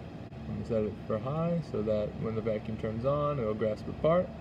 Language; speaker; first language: English; native; English